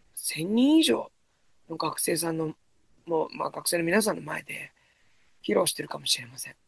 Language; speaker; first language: Japanese; native; Japanese